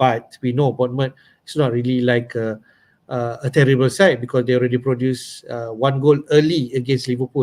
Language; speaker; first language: English; non-native, local second language; Malay